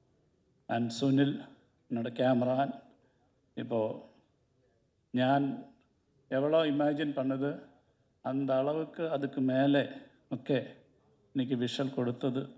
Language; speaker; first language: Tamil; non-native, learner; Malayalam